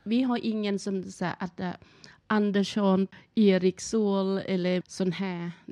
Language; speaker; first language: Swedish; non-native, learner; Thai